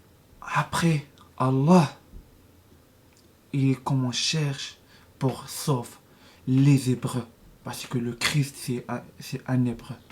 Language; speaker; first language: French; non-native, learner; Arabic